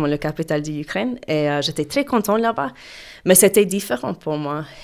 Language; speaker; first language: French; non-native, fluent; English